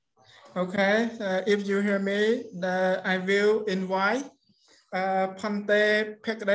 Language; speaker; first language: English; non-native, learner; Khmer